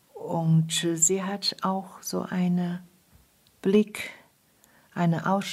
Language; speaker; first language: German; non-native, fluent; Chinese